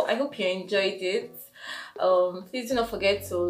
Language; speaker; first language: English; non-native, local second language; Igbo